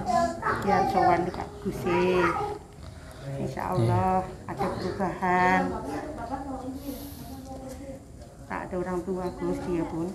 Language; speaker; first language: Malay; non-native, local second language; Javanese